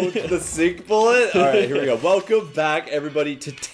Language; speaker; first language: English; native; English